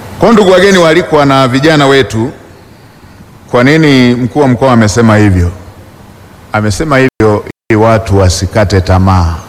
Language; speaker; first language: Swahili; non-native, local second language; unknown